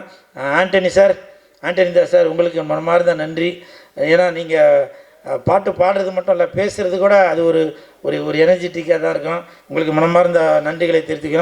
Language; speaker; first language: Tamil; native; Tamil